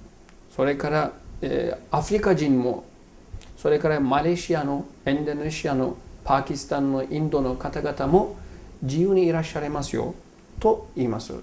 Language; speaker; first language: Japanese; non-native, fluent; Turkish